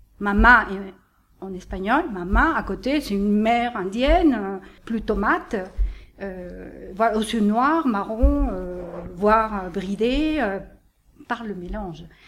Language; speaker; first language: French; non-native, fluent; Spanish